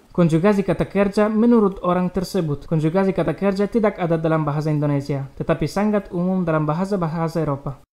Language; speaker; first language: Indonesian; non-native, learner; Romanian